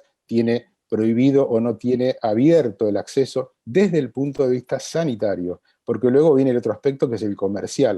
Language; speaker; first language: Spanish; native; Spanish